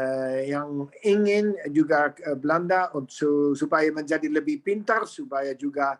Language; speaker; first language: Indonesian; non-native, fluent; Dutch